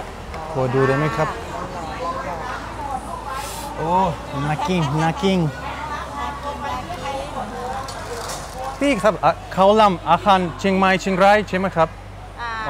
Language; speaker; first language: Thai; non-native, learner; Russian